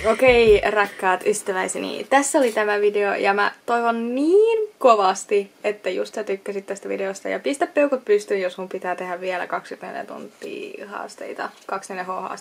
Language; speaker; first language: Finnish; native; Finnish